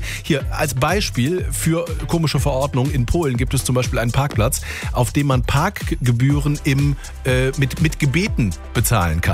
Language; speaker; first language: German; native; German